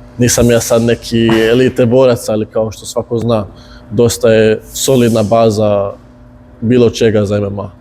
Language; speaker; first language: Bosnian; early bilingual, heritage; Bosnian